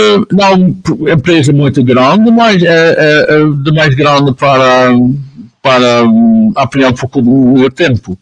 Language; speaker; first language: Portuguese; non-native, learner; Dutch